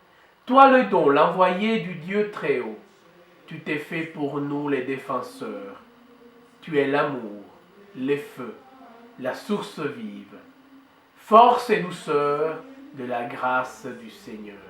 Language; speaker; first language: French; native; French